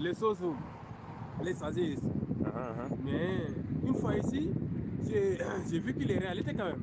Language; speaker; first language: French; non-native, local second language; Wolof